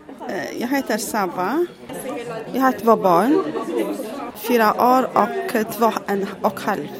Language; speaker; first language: Swedish; non-native, learner; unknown